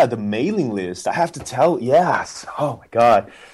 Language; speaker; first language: English; non-native, fluent; Portuguese